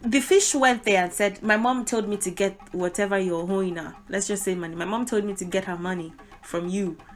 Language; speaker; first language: English; non-native, local second language; Yoruba